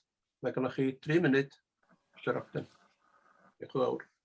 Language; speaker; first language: Welsh; native; Welsh